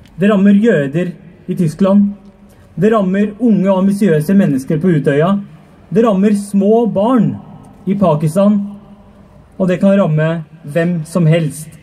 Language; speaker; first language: Norwegian; early bilingual, other home language; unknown